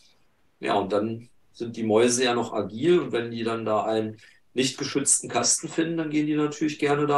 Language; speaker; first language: German; native; German